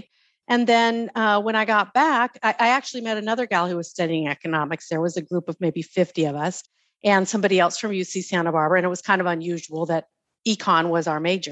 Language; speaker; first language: English; native; English